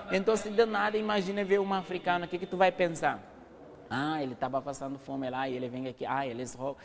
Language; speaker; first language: Portuguese; non-native, fluent; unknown